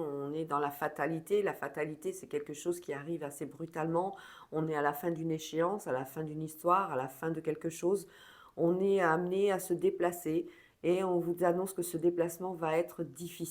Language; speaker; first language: French; native; French